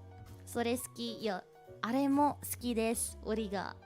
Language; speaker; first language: Japanese; non-native, learner; Indonesian